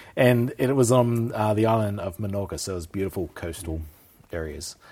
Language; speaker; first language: English; native; English